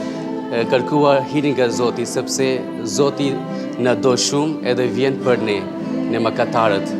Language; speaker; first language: Albanian; non-native, fluent; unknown